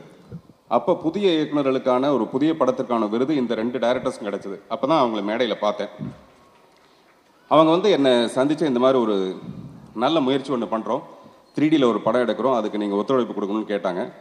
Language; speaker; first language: Tamil; native; Tamil